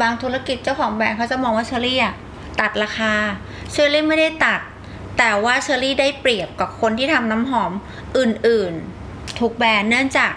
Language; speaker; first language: Thai; native; Thai